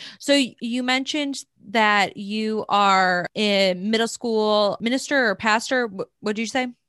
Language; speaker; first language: English; native; English